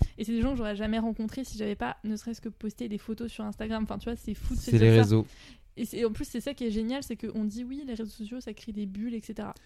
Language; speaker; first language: French; native; French